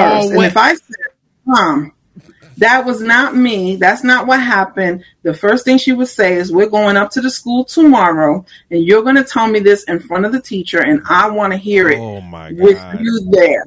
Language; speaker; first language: English; native; English